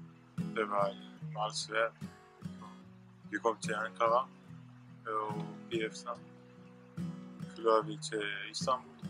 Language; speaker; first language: Danish; non-native, learner; Arabic